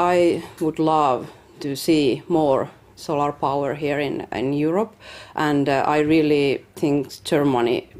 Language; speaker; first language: English; non-native, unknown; Finnish